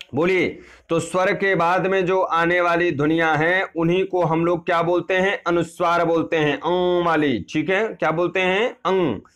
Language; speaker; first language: Hindi; native; Hindi